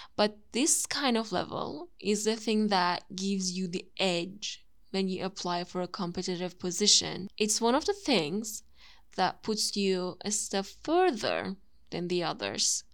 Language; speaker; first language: English; non-native, fluent; Turkish